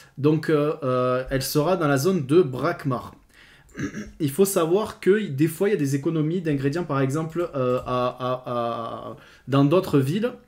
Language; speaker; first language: French; native; French